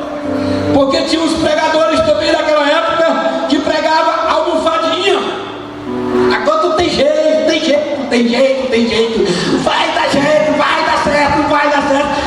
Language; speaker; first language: Portuguese; native; Portuguese